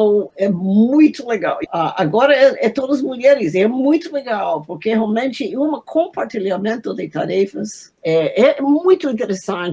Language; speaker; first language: Portuguese; non-native, fluent; English